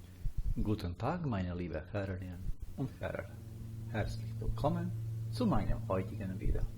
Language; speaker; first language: German; non-native, fluent; Bosnian